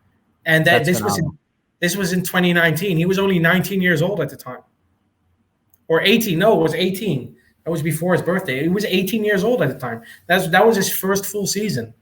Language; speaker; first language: English; native; English